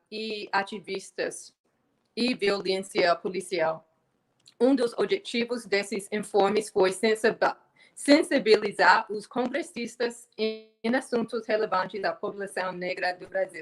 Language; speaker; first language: Portuguese; non-native, fluent; English